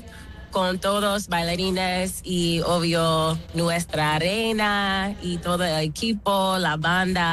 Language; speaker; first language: Spanish; non-native, learner; English